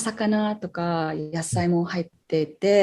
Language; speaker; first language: Japanese; non-native, fluent; English